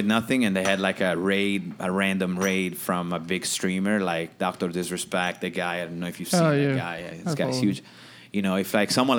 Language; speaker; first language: English; non-native, fluent; Italian